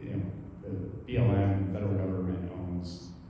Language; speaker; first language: English; native; English